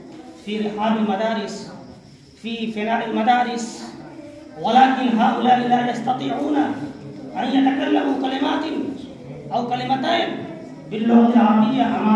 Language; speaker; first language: Arabic; non-native, fluent; Urdu